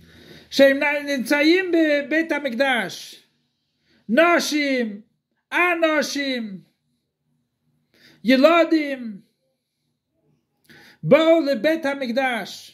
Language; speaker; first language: Hebrew; non-native, fluent; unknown